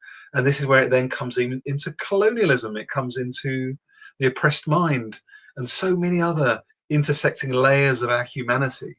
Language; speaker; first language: English; native; English